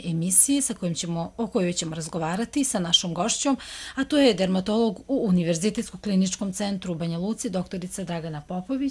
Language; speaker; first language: Croatian; native; Croatian